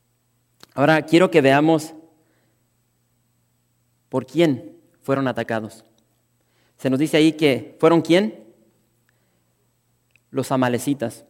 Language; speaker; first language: Spanish; native; Spanish